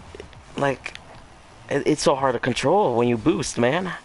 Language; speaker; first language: English; native; English